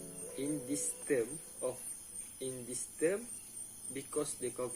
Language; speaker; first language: English; non-native, local second language; Malay